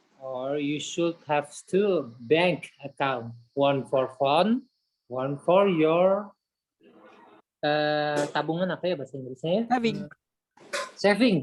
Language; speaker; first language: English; non-native, learner; Indonesian